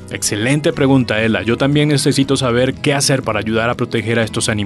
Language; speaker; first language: Spanish; native; Spanish